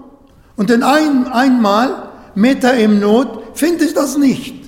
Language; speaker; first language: German; non-native, learner; Arabic